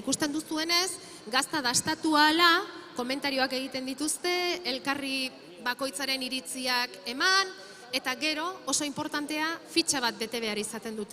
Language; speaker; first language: Basque; native; Basque